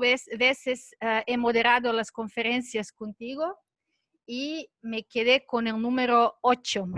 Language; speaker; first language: Spanish; non-native, fluent; Serbian